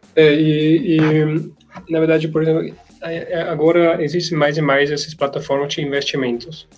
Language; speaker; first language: Portuguese; non-native, learner; German